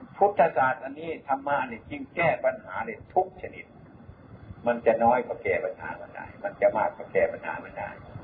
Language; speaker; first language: Thai; non-native, local second language; Lao